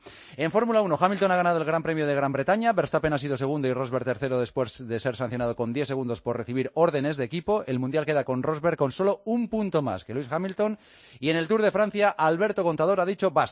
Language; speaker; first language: Spanish; native; Spanish